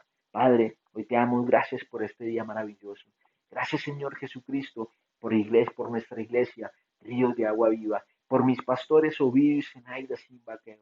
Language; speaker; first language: Spanish; native; Spanish